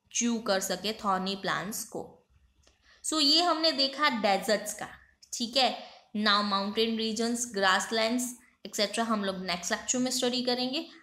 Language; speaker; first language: Hindi; non-native, local second language; Gujarati